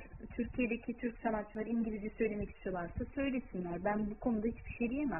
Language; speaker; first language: Turkish; early bilingual, heritage; Turkish